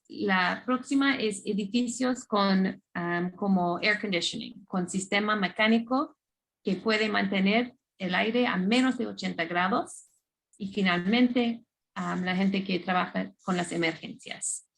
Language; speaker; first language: Spanish; non-native, fluent; English